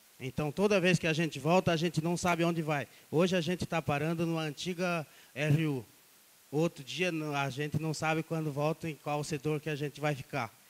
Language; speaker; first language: Portuguese; non-native, local second language; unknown